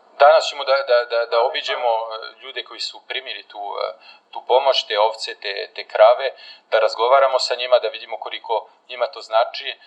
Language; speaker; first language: Serbian; non-native, fluent; French